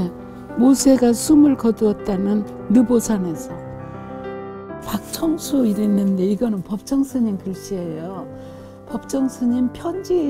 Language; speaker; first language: Korean; native; Korean